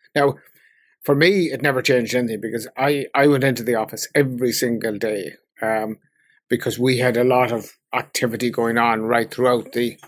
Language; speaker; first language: English; native; English